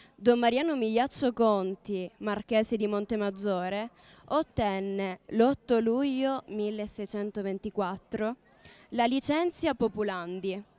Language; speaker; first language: Italian; native; Italian